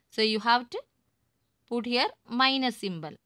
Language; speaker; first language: English; non-native, local second language; Tamil